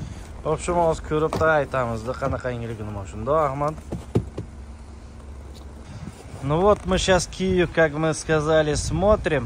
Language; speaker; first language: Russian; non-native, local second language; Uzbek